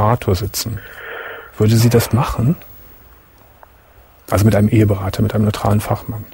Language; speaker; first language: German; native; German